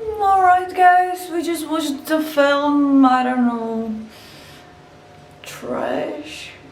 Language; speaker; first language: English; non-native, learner; Czech